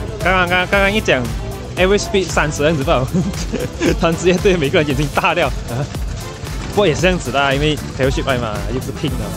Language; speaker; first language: Chinese; native; Chinese